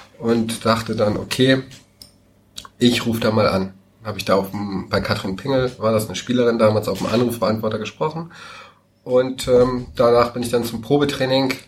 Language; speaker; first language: German; native; German